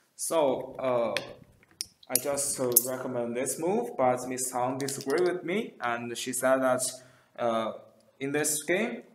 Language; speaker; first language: English; non-native, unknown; Chinese